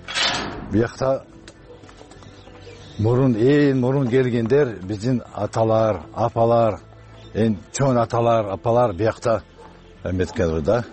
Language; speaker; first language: Kyrgyz; non-native, local second language; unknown